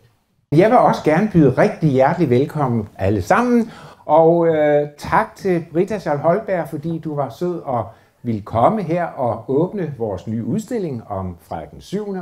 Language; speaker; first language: Danish; native; Danish